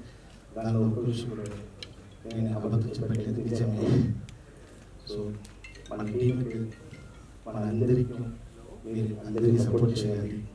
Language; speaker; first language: Telugu; non-native, learner; Tamil